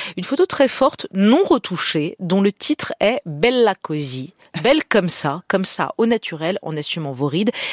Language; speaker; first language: French; native; French